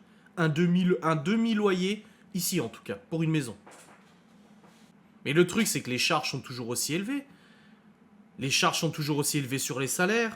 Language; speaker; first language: French; native; French